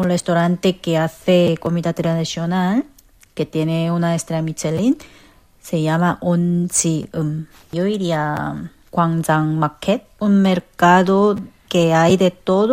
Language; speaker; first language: Spanish; non-native, fluent; Korean